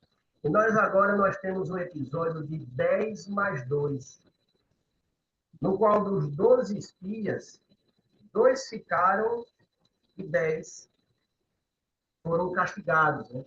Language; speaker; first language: Portuguese; native; Portuguese